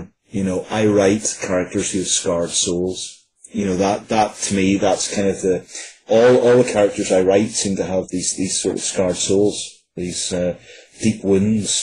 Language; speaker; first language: English; native; English